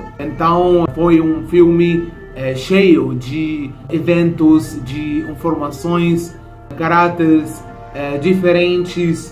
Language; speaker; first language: Portuguese; non-native, fluent; Arabic